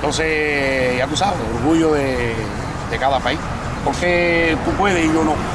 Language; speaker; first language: Spanish; native; Spanish